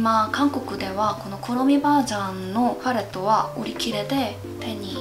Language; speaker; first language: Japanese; non-native, learner; Korean